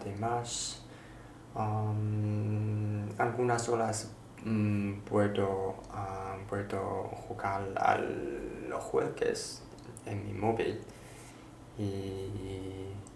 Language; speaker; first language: Spanish; non-native, learner; Chinese